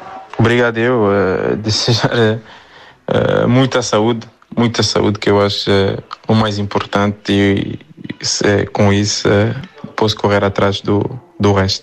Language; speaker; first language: Portuguese; non-native, fluent; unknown